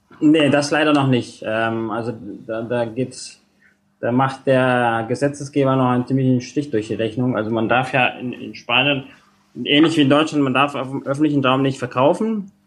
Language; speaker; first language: German; non-native, fluent; Spanish